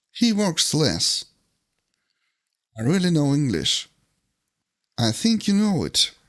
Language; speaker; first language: English; non-native, fluent; Ukrainian